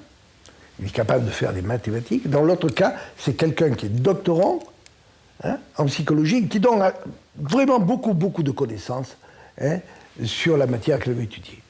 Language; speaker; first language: French; native; French